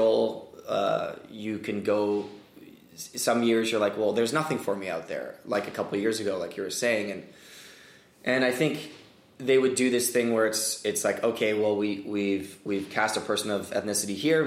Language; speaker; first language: English; native; English